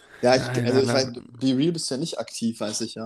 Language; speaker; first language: German; native; German